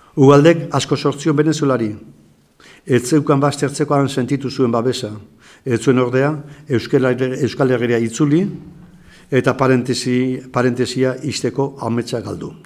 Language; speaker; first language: Basque; native; Basque